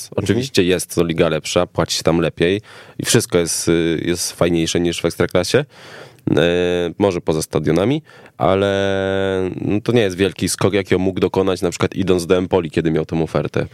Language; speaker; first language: Polish; native; Polish